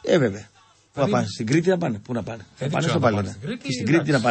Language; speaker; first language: Greek; native; Greek